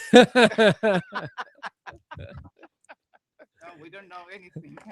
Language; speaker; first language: English; non-native, learner; Spanish